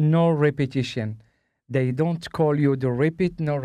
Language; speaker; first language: English; non-native, learner; Spanish